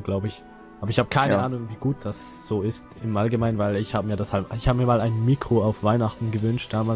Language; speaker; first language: German; native; German